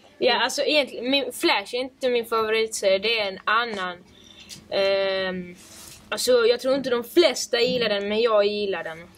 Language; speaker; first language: Swedish; native; Swedish